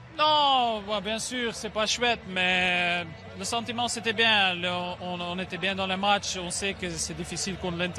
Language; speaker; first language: French; non-native, local second language; Dutch